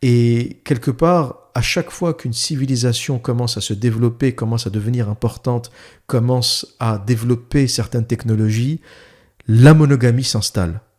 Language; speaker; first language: French; native; French